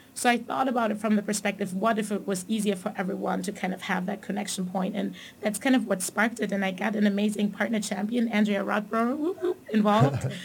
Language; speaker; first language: English; non-native, fluent; German